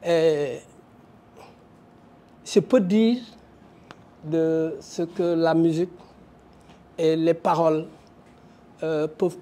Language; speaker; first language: French; non-native, local second language; Wolof